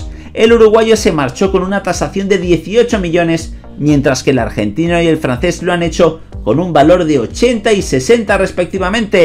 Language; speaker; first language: Spanish; native; Spanish